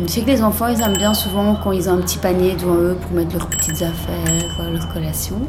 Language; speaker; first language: French; native; French